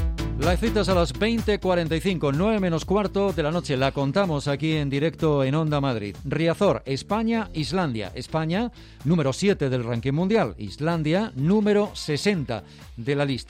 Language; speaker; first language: Spanish; native; Spanish